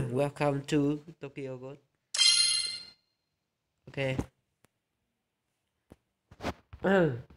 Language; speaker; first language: English; non-native, learner; Vietnamese